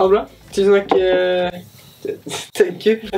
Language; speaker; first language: Norwegian; native; Norwegian